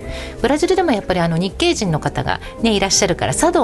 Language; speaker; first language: Japanese; native; Japanese